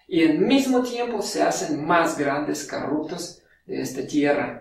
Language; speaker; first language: Spanish; non-native, fluent; Russian